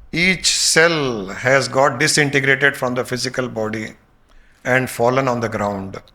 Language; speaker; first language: English; non-native, local second language; Hindi